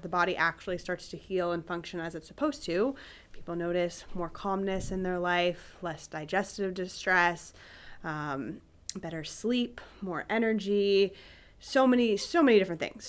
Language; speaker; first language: English; native; English